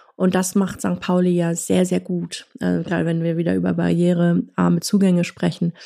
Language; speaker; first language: German; early bilingual, other home language; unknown